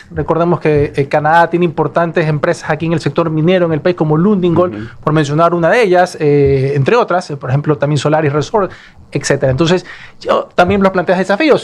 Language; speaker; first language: Spanish; native; Spanish